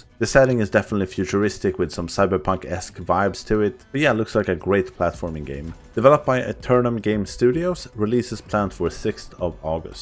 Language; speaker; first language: English; non-native, fluent; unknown